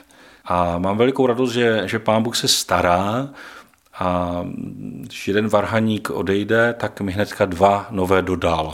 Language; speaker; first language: Czech; native; Czech